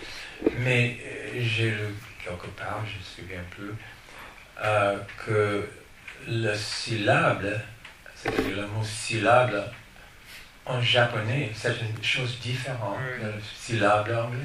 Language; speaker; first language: French; non-native, fluent; English